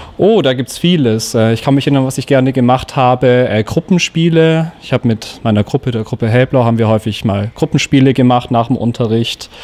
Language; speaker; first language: German; native; German